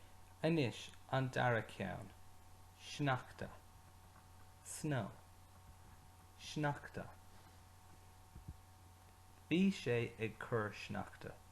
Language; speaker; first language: Irish; non-native, local second language; English